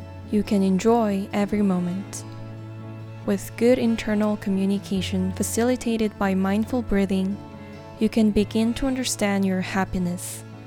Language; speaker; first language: English; non-native, fluent; Korean